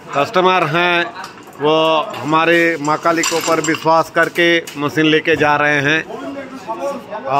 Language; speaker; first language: Hindi; non-native, local second language; Bangla